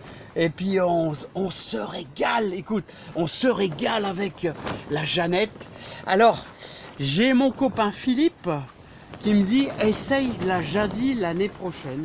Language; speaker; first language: French; native; French